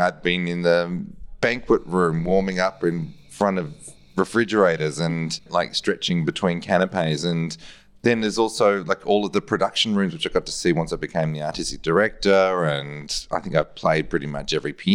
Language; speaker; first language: English; native; English